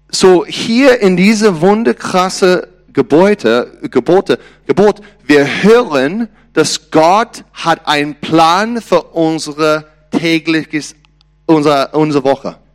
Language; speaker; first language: German; non-native, learner; English